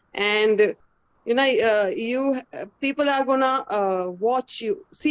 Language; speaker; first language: English; non-native, learner; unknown